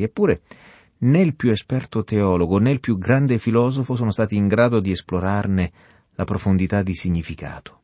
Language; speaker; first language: Italian; native; Italian